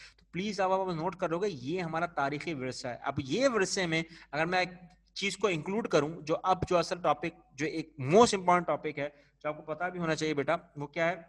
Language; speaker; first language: Urdu; native; Urdu